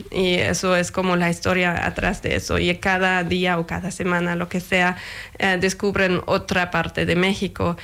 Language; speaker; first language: Spanish; non-native, fluent; German